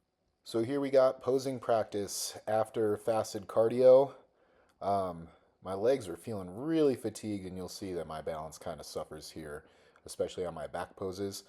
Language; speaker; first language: English; native; English